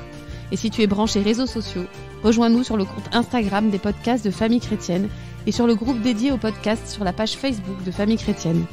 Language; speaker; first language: French; native; French